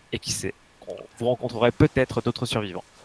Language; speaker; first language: French; native; French